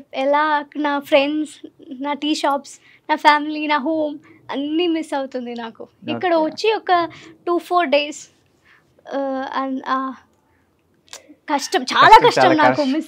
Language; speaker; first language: Telugu; non-native, learner; Malayalam